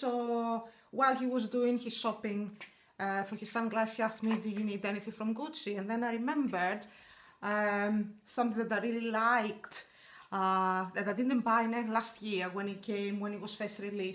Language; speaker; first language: English; non-native, fluent; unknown